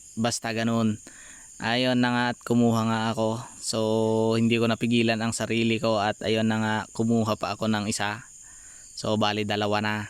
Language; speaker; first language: Filipino; non-native, local second language; Iloko